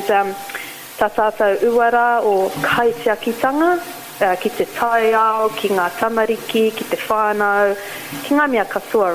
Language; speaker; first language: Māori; non-native, learner; Arabic